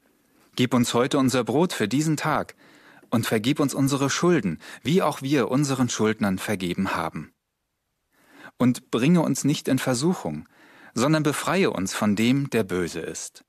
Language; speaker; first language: German; native; German